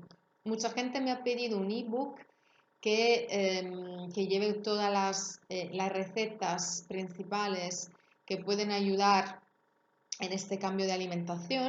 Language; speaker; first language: Spanish; non-native, fluent; Italian